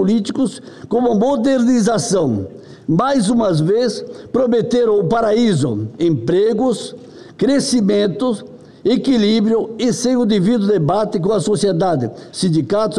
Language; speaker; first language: Portuguese; native; Portuguese